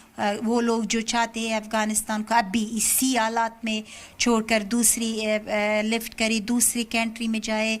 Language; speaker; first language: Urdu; non-native, learner; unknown